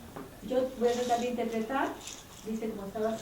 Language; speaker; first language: Spanish; early bilingual, heritage; Spanish